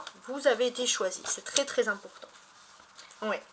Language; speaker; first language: French; native; French